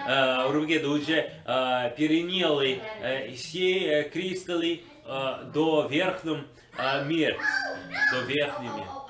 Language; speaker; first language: Russian; non-native, learner; English